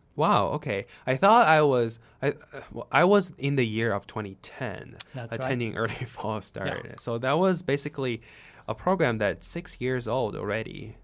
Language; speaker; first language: English; non-native, fluent; Chinese